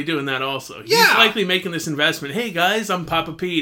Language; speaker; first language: English; native; English